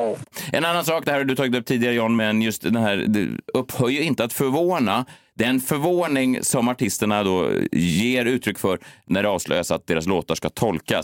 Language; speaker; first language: Swedish; native; Swedish